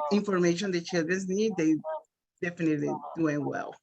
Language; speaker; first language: English; non-native, learner; Spanish